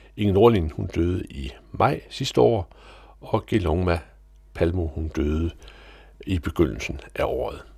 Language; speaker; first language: Danish; native; Danish